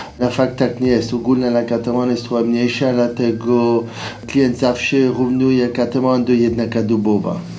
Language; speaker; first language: Polish; non-native, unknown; French